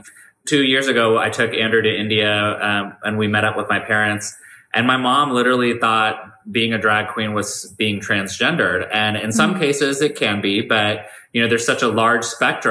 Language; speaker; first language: English; native; English